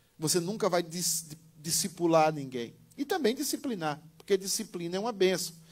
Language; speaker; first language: Portuguese; native; Portuguese